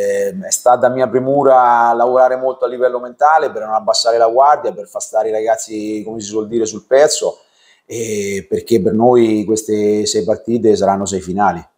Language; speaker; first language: Italian; native; Italian